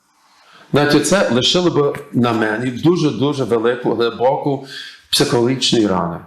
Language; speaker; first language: Ukrainian; early bilingual, heritage; English